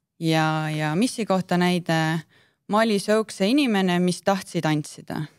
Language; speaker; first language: Estonian; native; Estonian